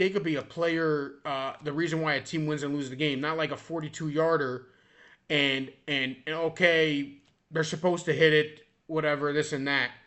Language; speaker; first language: English; native; English